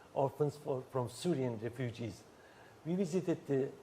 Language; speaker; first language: English; non-native, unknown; Turkish